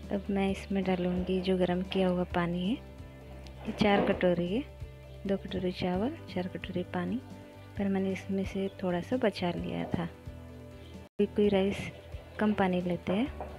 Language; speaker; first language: Hindi; non-native, local second language; Marathi